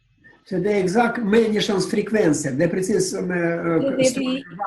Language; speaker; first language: Swedish; non-native, learner; Russian